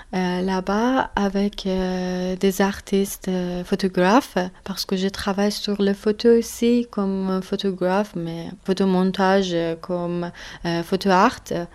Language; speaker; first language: French; non-native, learner; Persian